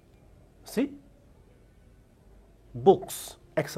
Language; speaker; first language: English; non-native, fluent; Amharic